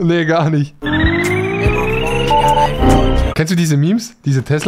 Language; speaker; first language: German; native; German